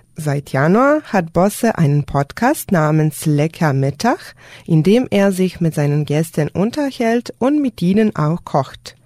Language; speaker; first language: German; non-native, fluent; Serbian